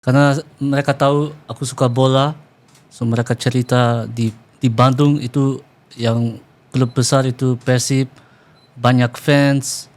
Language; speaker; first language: Indonesian; early bilingual, heritage; Dutch